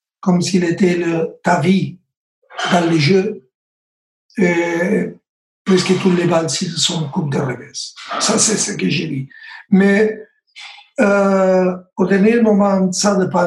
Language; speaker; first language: French; non-native, learner; Spanish